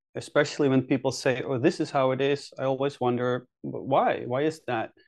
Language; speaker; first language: English; non-native, fluent; Dutch